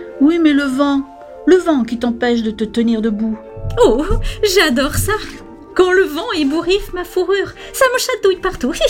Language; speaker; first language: French; native; French